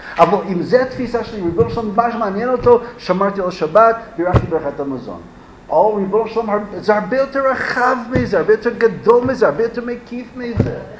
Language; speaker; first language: Hebrew; non-native, fluent; English